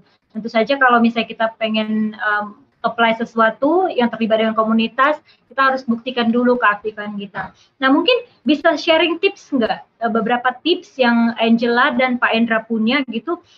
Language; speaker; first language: Indonesian; native; Indonesian